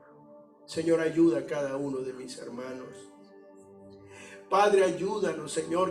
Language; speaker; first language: Spanish; native; Spanish